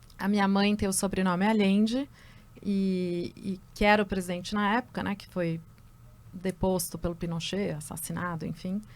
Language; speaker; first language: Portuguese; early bilingual, other home language; Spanish